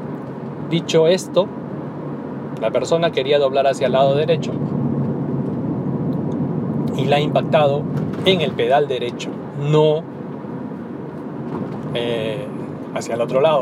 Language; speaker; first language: Spanish; native; Spanish